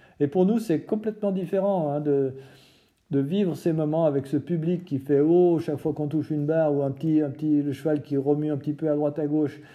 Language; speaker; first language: French; native; French